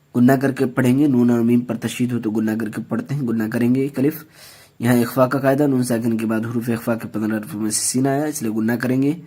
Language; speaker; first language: Urdu; native; Urdu